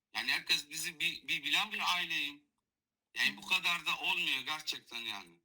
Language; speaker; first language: Turkish; non-native, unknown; Kurdish